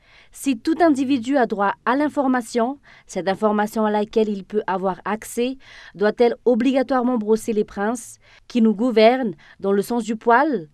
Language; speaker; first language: French; non-native, local second language; Malagasy